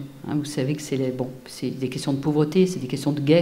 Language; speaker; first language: French; native; French